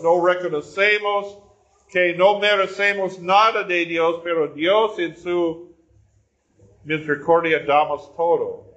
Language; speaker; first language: Spanish; non-native, learner; English